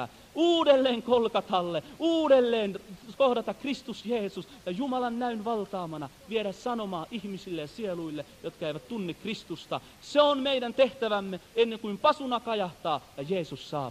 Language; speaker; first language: Finnish; native; Finnish